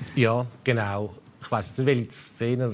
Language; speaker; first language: German; native; German